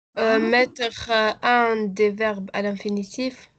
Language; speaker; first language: French; non-native, learner; Arabic